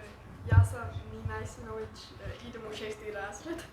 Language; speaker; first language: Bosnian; early bilingual, heritage; Bosnian